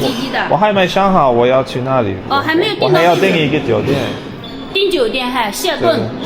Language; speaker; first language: Chinese; non-native, learner; English